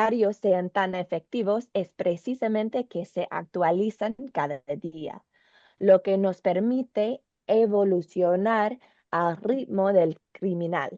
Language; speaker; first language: Spanish; non-native, learner; English